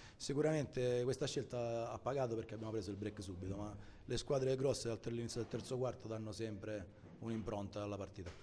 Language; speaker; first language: Italian; native; Italian